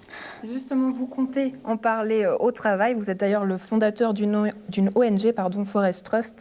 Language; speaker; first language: French; native; French